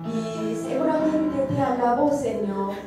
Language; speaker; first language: Spanish; non-native, learner; Korean